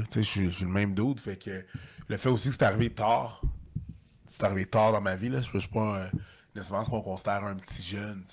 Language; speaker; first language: French; native; French